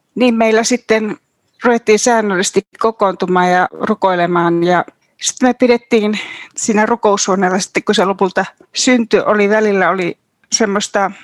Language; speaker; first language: Finnish; native; Finnish